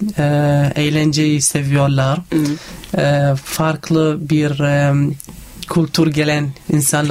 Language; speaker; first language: Turkish; non-native, fluent; Arabic